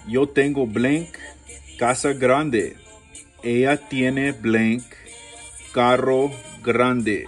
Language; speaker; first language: Spanish; non-native, learner; English